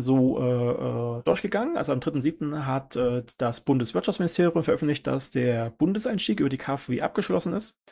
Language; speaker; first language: German; native; German